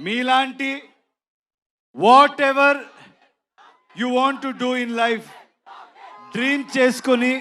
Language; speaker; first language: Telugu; non-native, learner; Kannada